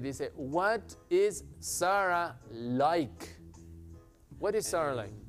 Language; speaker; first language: English; non-native, fluent; Spanish